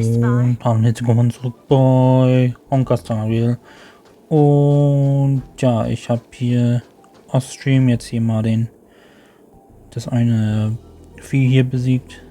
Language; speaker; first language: German; native; German